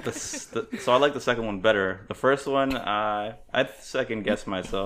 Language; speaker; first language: English; native; English